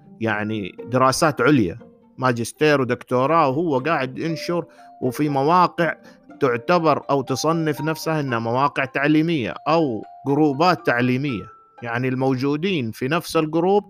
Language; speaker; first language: Arabic; native; Arabic